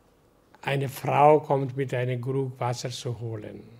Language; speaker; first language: German; non-native, learner; Hindi